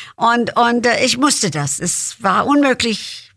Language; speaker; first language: German; non-native, fluent; English